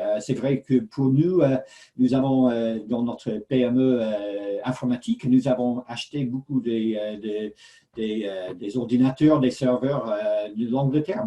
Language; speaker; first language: French; non-native, fluent; English